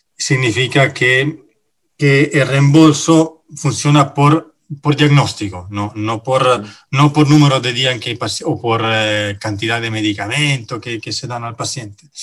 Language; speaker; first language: Spanish; non-native, fluent; Italian